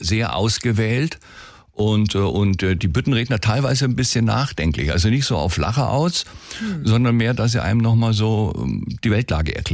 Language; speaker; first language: German; native; German